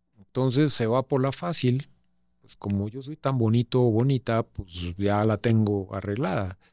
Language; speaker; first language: Spanish; native; Spanish